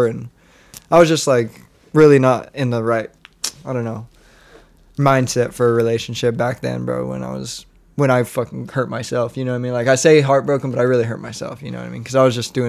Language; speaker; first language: English; native; English